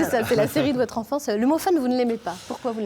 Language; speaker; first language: French; native; French